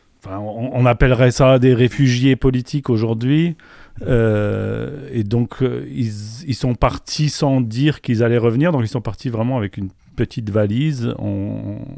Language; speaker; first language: French; non-native, local second language; Polish